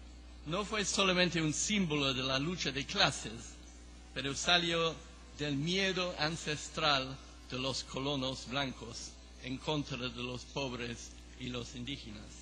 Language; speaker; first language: Spanish; non-native, fluent; English